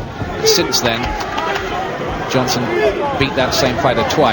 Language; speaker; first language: English; native; English